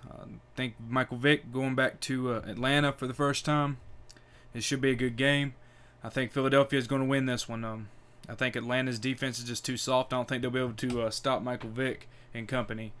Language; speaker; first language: English; native; English